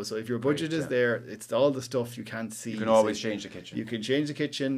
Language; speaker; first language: English; native; English